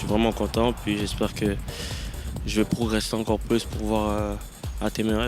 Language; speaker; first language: French; native; French